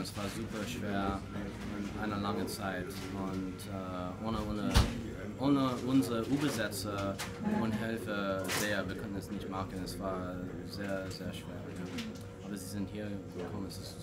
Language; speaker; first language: German; non-native, learner; English